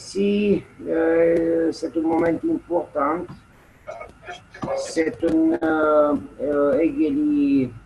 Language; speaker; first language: French; non-native, learner; Romanian